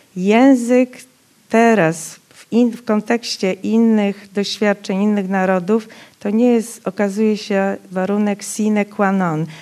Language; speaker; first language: Polish; non-native, local second language; Rusyn